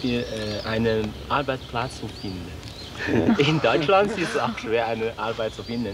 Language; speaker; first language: German; non-native, learner; Chinese